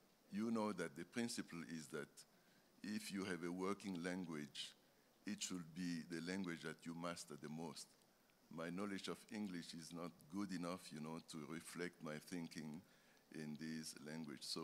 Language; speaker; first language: English; non-native, learner; French